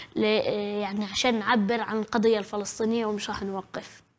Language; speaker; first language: Arabic; native; Arabic